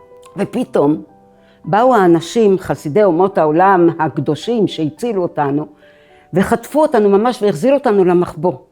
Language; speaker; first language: Hebrew; non-native, fluent; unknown